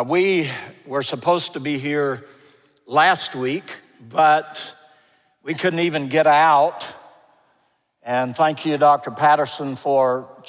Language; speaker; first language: English; native; English